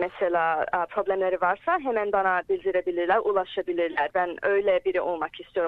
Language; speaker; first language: Turkish; early bilingual, heritage; English